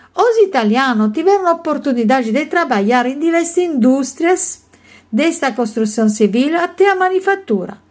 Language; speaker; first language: Portuguese; non-native, learner; Italian